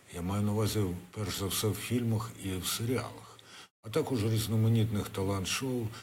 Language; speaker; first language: Ukrainian; non-native, local second language; Russian